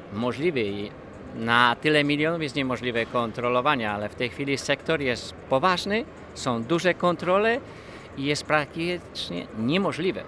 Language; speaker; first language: Polish; early bilingual, heritage; Polish